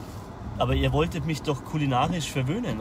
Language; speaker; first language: German; native; German